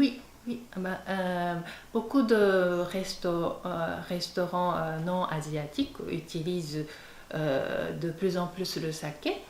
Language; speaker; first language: French; non-native, fluent; Japanese